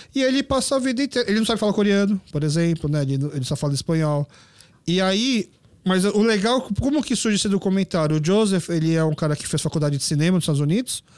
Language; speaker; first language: Portuguese; early bilingual, other home language; Korean